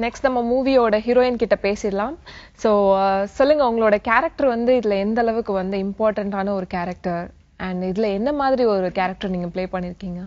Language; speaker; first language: Tamil; native; Tamil